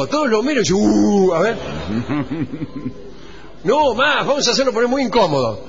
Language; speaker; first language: Spanish; native; Spanish